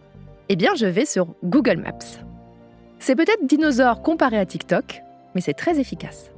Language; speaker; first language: French; native; French